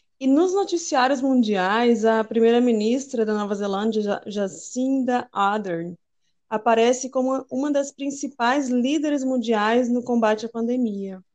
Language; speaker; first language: Portuguese; native; Portuguese